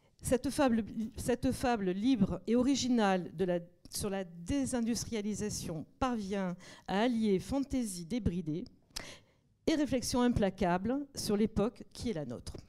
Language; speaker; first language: French; native; French